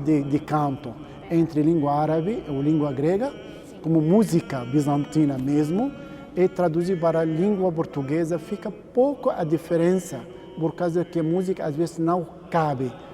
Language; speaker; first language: Portuguese; non-native, learner; Arabic